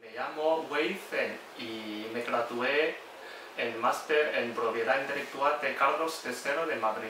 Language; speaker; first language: Spanish; non-native, fluent; Chinese